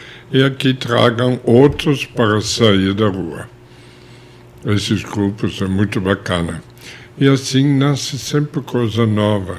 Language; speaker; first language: Portuguese; non-native, fluent; German